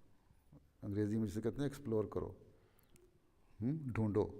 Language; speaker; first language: Urdu; native; Urdu